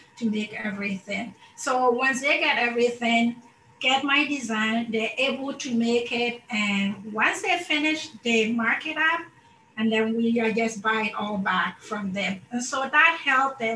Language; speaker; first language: English; non-native, local second language; Akan